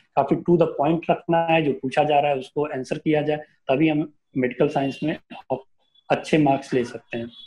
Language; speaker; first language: Hindi; native; Hindi